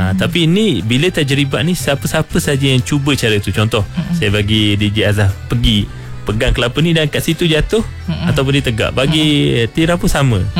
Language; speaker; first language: Malay; native; Malay